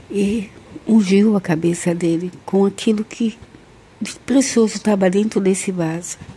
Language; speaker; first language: Portuguese; native; Portuguese